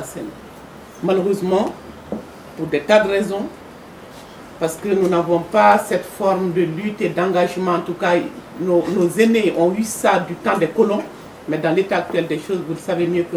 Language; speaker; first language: French; non-native, local second language; Bambara